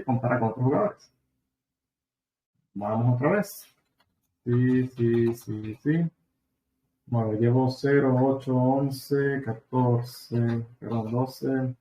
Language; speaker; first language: Spanish; native; Spanish